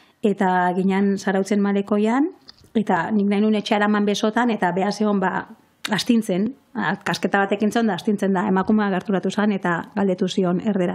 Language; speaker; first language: Basque; native; Basque